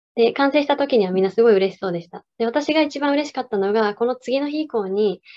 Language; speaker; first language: Japanese; native; Japanese